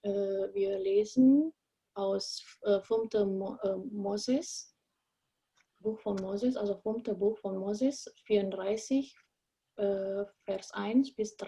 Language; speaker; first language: German; non-native, fluent; Indonesian